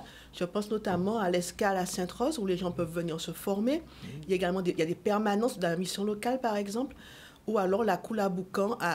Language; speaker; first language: French; native; French